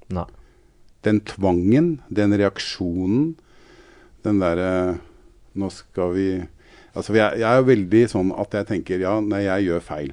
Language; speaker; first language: Norwegian; native; Norwegian